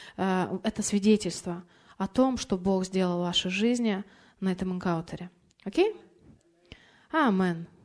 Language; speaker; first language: Russian; non-native, fluent; Lithuanian